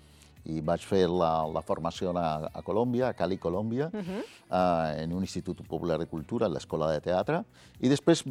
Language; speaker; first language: Catalan; non-native, fluent; Spanish